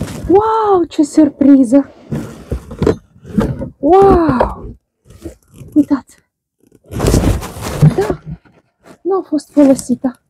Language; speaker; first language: Romanian; non-native, learner; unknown